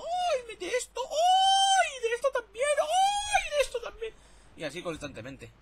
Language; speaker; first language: Spanish; native; Spanish